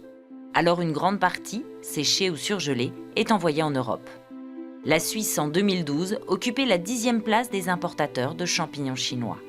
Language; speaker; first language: French; native; French